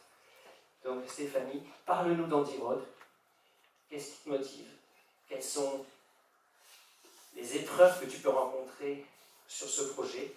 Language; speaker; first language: French; native; French